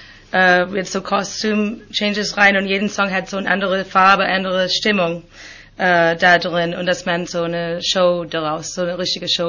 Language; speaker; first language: German; non-native, learner; English